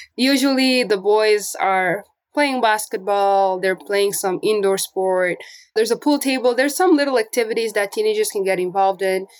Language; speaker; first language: English; non-native, local second language; Portuguese